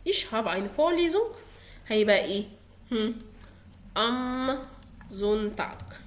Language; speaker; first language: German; non-native, fluent; Arabic